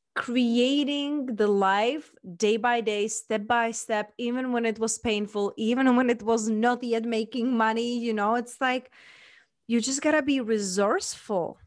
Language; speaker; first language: English; non-native, fluent; Czech